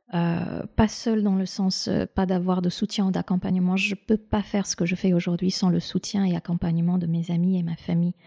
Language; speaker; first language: French; non-native, fluent; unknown